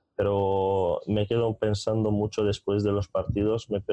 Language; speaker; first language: Spanish; non-native, fluent; Hungarian